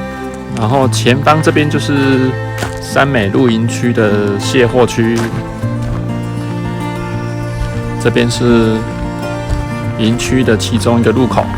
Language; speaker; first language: Chinese; native; Chinese